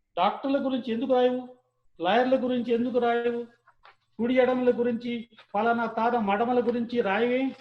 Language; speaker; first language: Telugu; native; Telugu